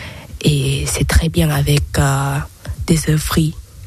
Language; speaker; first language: French; non-native, learner; Thai